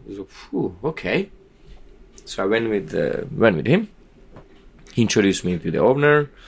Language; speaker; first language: English; non-native, fluent; Slovak